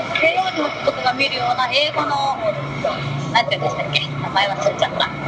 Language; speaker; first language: Japanese; native; Japanese